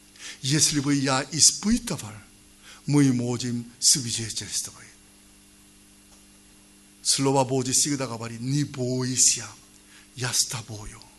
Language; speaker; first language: Russian; non-native, learner; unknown